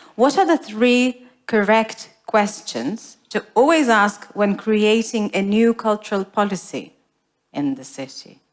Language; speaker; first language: English; non-native, fluent; Lithuanian